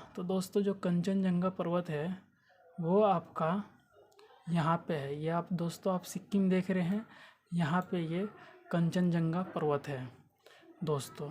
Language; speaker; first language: Hindi; native; Hindi